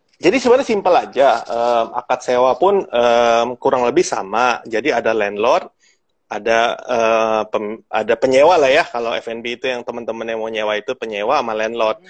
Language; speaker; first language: Indonesian; native; Indonesian